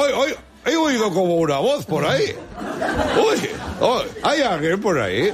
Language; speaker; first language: Spanish; native; Spanish